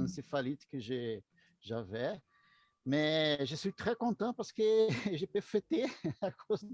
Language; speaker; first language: French; non-native, learner; Portuguese